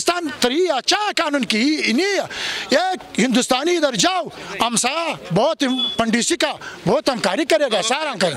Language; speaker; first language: Hindi; non-native, learner; Pashto